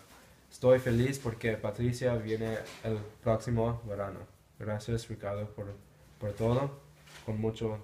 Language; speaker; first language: Spanish; non-native, learner; English